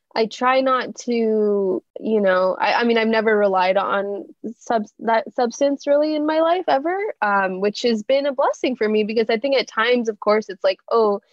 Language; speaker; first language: English; native; English